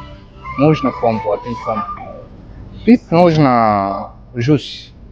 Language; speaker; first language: Russian; non-native, learner; Arabic